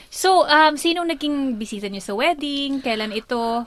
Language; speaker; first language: Filipino; native; Filipino